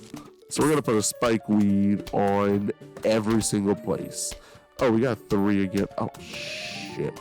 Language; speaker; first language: English; native; English